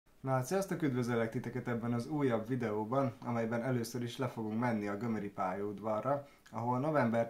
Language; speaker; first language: Hungarian; native; Hungarian